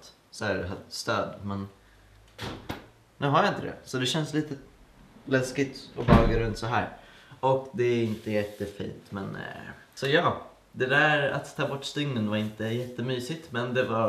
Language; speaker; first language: Swedish; native; Swedish